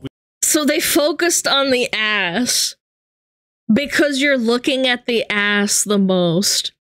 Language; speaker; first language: English; native; English